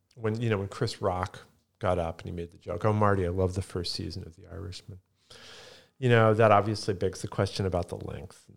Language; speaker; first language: English; early bilingual, other home language; Italian